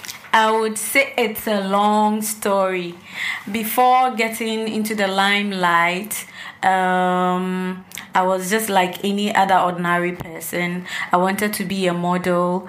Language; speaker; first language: English; non-native, local second language; Ewe